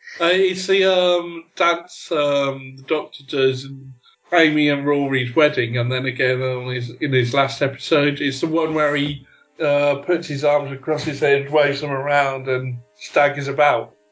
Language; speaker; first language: English; native; English